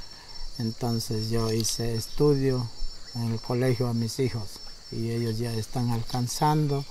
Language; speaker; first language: Spanish; non-native, local second language; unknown